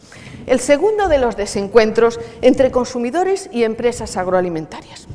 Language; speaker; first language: Spanish; native; Spanish